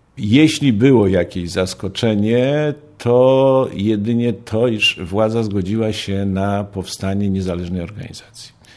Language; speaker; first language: Polish; native; Polish